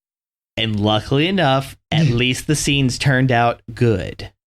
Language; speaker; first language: English; native; English